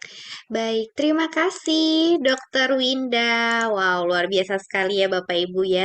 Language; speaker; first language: Indonesian; native; Indonesian